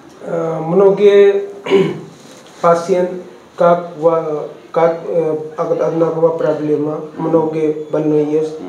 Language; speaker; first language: Russian; non-native, learner; Hindi